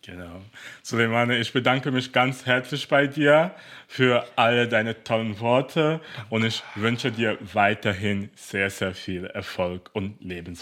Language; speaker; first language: German; native; German